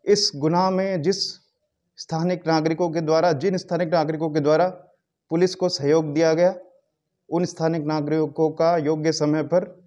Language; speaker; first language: Hindi; non-native, local second language; Gujarati